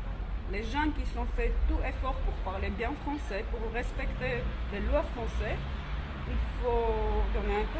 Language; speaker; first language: French; non-native, learner; Armenian